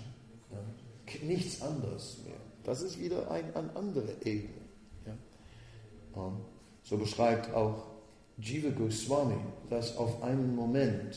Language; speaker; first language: German; non-native, fluent; Dutch